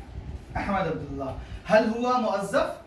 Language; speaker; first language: Arabic; non-native, fluent; Urdu